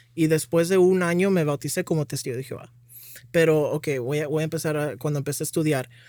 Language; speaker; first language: Spanish; early bilingual, heritage; Spanish